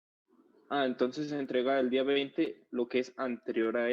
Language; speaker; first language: Spanish; native; Spanish